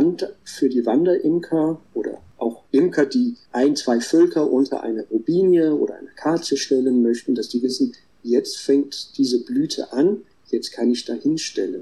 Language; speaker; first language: German; non-native, fluent; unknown